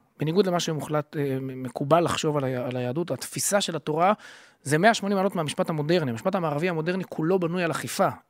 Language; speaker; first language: Hebrew; native; Hebrew